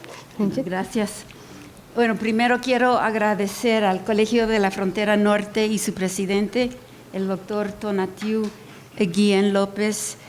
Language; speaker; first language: Spanish; early bilingual, heritage; Spanish